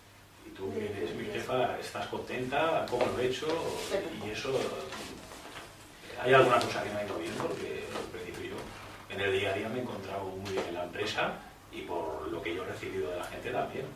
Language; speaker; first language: Spanish; native; Spanish